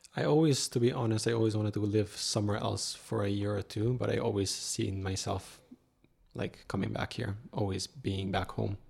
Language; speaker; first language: English; non-native, fluent; Papiamento